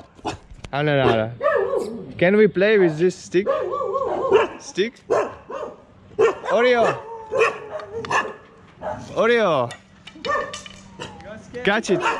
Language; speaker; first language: English; non-native, learner; Russian